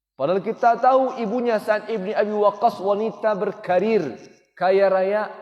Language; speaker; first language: Malay; native; Malay